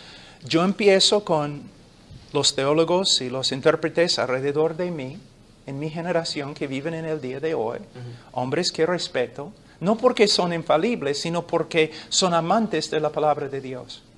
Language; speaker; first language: Spanish; non-native, fluent; English